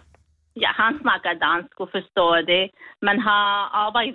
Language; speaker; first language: Danish; non-native, learner; Kurdish